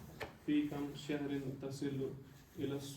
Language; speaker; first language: Arabic; non-native, learner; Urdu